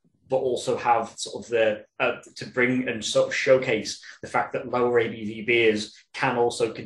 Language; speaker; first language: English; native; English